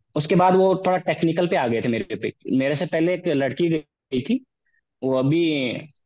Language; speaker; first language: Hindi; native; Hindi